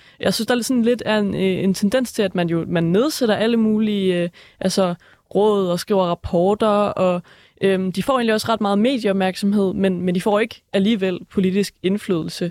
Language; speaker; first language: Danish; native; Danish